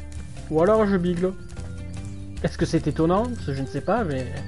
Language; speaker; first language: French; native; French